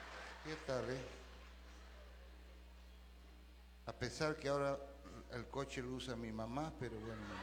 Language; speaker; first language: Spanish; native; Spanish